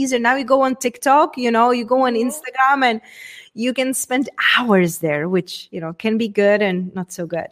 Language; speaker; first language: English; non-native, fluent; Czech